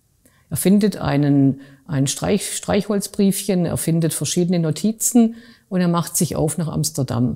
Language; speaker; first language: German; native; German